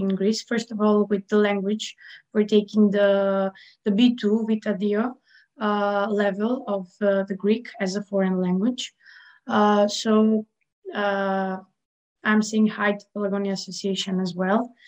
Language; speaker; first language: English; non-native, fluent; Macedonian